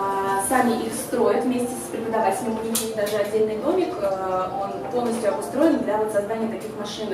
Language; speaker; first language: Russian; native; Russian